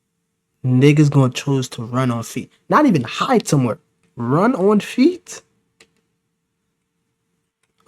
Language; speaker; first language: English; native; English